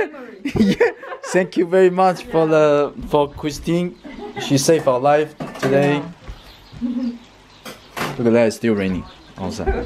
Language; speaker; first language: English; non-native, fluent; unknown